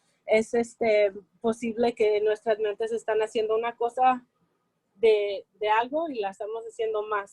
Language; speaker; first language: Spanish; early bilingual, heritage; Spanish